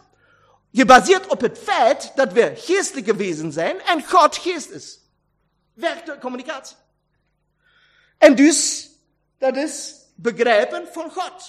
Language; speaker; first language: Dutch; non-native, fluent; German